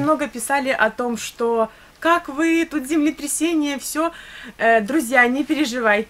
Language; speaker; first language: Russian; native; Russian